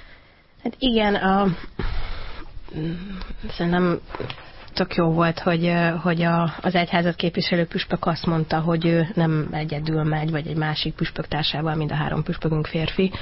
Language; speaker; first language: Hungarian; native; Hungarian